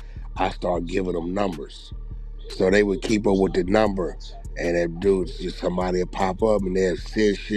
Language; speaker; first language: English; native; English